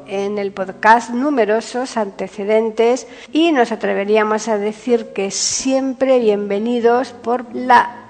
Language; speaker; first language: Spanish; native; Spanish